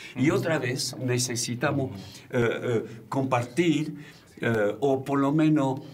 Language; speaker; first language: Spanish; non-native, fluent; French